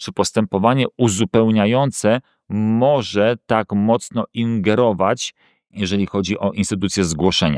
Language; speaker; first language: Polish; native; Polish